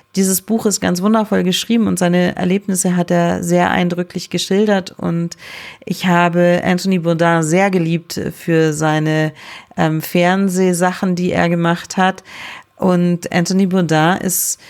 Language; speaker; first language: German; native; German